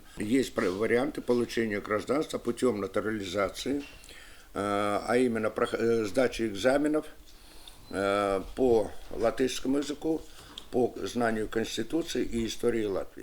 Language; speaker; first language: Russian; native; Russian